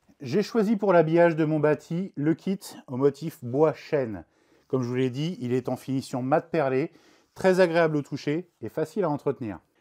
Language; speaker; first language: French; native; French